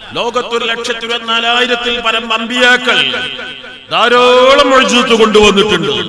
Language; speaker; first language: Malayalam; native; Malayalam